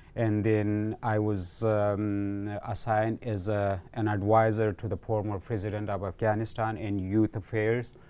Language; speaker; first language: English; non-native, fluent; Pashto